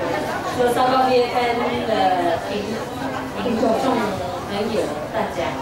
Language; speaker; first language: Chinese; non-native, local second language; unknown